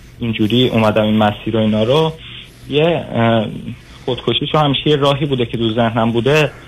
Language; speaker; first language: Persian; native; Persian